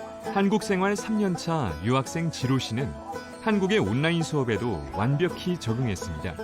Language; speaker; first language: Korean; native; Korean